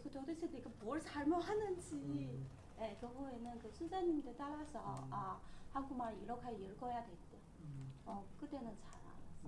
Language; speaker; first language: Korean; non-native, learner; Chinese